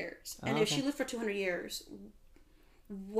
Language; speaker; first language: English; native; English